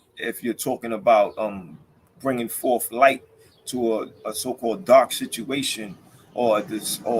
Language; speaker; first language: English; native; English